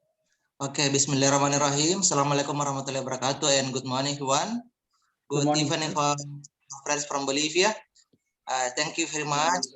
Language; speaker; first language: English; non-native, fluent; Indonesian